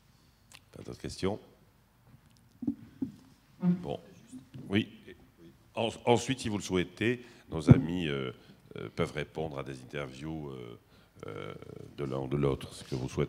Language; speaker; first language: French; native; French